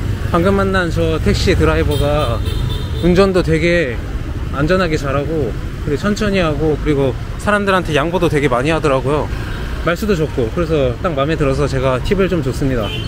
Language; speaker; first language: Korean; native; Korean